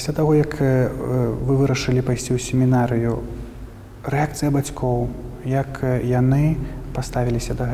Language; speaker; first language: Belarusian; native; Belarusian